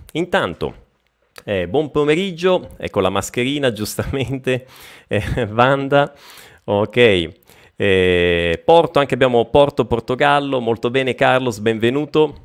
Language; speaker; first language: Italian; native; Italian